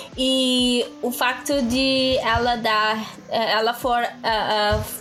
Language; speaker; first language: Portuguese; non-native, local second language; Kabuverdianu